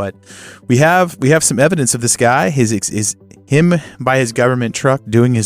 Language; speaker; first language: English; native; English